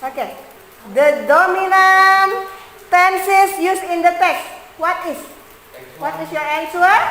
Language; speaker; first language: English; non-native, learner; Indonesian